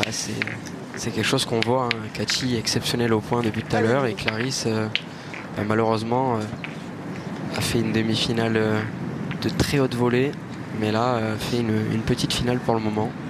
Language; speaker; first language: French; native; French